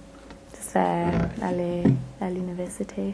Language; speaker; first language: French; non-native, learner; English